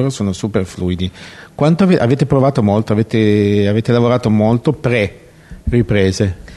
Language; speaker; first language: Italian; native; Italian